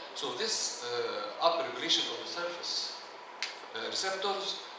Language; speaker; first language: English; non-native, fluent; Arabic